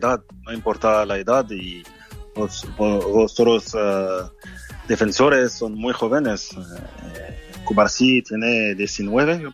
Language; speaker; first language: Spanish; non-native, fluent; French